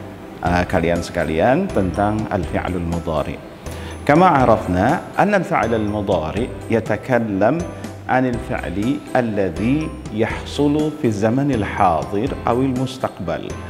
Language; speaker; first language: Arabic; non-native, fluent; Indonesian